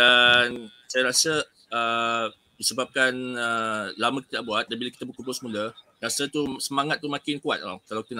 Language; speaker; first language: Malay; native; Malay